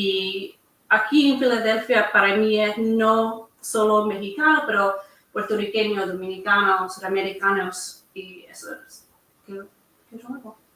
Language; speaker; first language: Spanish; early bilingual, heritage; English